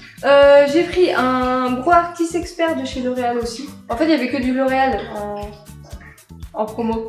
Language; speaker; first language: French; native; French